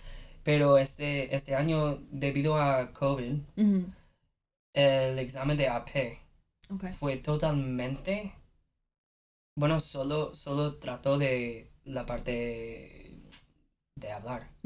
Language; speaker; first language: Spanish; non-native, fluent; English